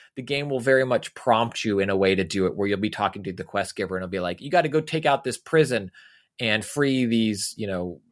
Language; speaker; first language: English; native; English